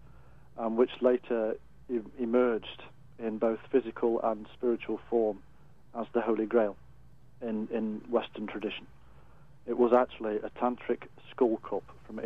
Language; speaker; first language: English; native; English